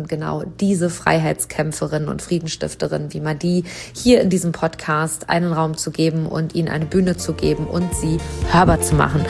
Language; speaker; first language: German; native; German